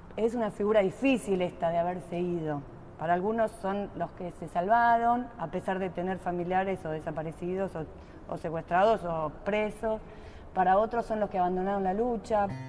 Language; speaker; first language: Spanish; native; Spanish